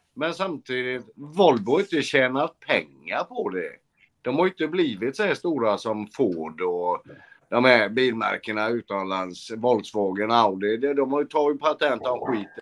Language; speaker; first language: Swedish; native; Swedish